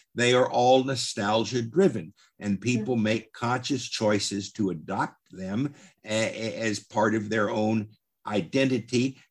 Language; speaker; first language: English; native; English